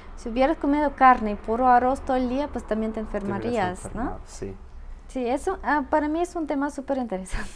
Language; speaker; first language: Spanish; non-native, fluent; Russian